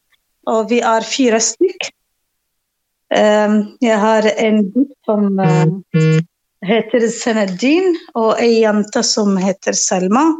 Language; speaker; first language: Norwegian; non-native, learner; Arabic